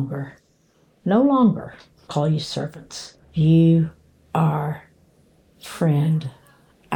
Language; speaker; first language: English; native; English